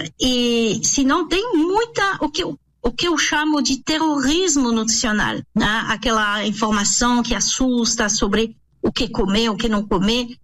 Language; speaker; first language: Portuguese; non-native, fluent; French